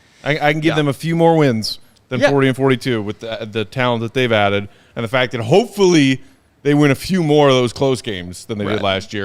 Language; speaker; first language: English; native; English